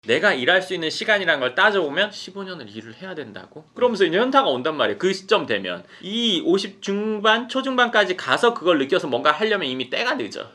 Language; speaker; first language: Korean; native; Korean